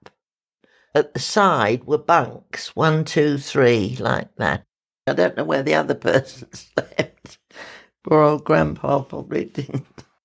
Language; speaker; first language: English; native; English